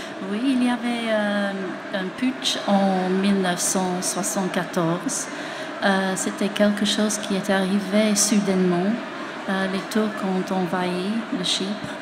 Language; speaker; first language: French; non-native, fluent; English